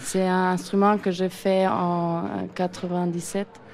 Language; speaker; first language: French; non-native, learner; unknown